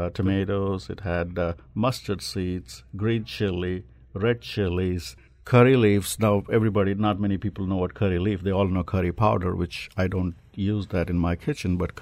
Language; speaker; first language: English; non-native, local second language; Telugu